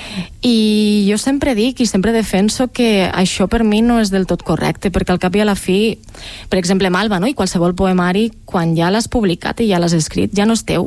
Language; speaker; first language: Catalan; native; Catalan